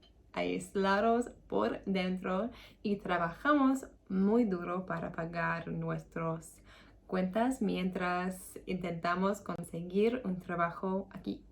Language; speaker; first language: Spanish; non-native, learner; English